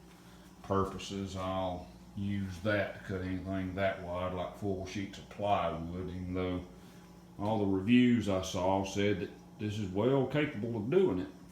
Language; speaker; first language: English; native; English